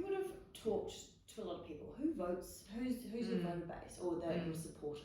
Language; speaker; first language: English; native; English